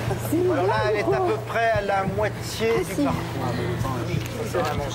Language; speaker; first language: French; native; French